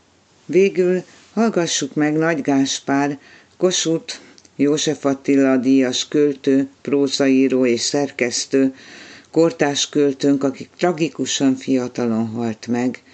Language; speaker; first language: Hungarian; native; Hungarian